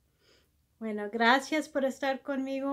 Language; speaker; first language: Spanish; early bilingual, heritage; Spanish